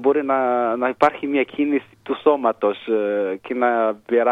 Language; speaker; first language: Greek; non-native, fluent; Arabic